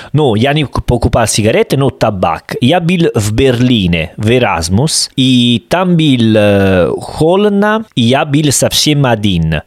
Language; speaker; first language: Russian; non-native, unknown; Italian